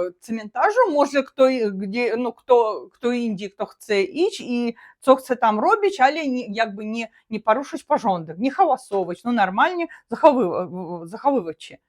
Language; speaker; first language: Polish; non-native, learner; Russian